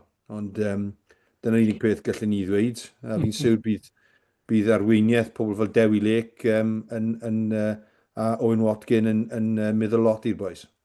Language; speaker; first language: Welsh; native; Welsh